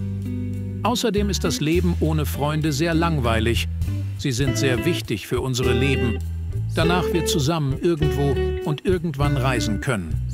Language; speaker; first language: German; non-native, learner; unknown